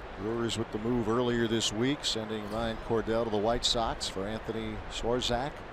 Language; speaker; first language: English; native; English